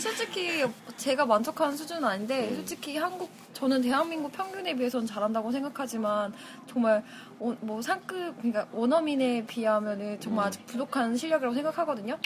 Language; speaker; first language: Korean; native; Korean